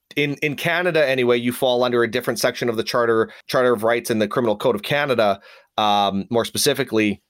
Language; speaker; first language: English; native; English